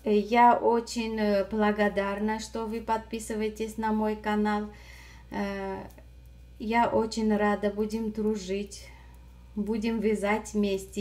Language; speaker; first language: Russian; non-native, fluent; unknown